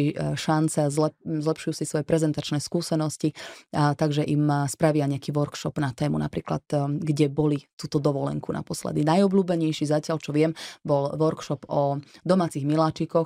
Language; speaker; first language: Slovak; native; Slovak